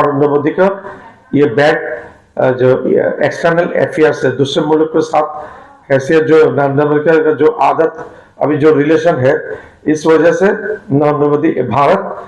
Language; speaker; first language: Hindi; non-native, fluent; Bangla